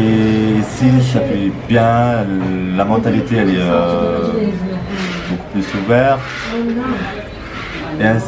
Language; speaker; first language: French; non-native, local second language; Kabyle